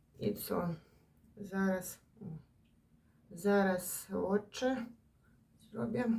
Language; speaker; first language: Polish; non-native, fluent; Ukrainian